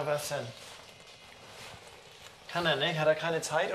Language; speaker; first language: German; native; German